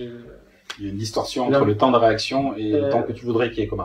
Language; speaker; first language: French; native; French